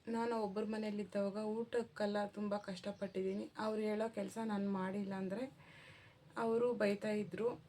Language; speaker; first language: Kannada; non-native, local second language; Telugu